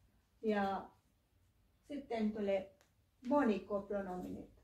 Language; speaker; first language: Finnish; non-native, learner; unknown